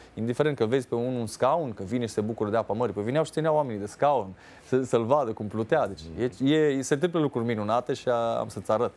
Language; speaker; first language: Romanian; native; Romanian